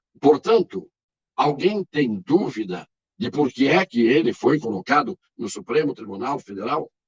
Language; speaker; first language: Portuguese; native; Portuguese